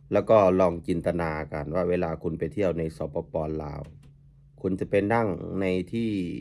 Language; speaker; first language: Thai; native; Thai